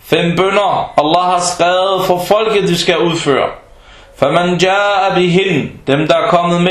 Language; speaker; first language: Danish; non-native, local second language; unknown